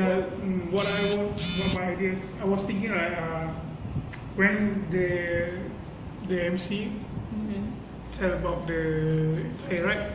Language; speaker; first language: English; non-native, local second language; Malay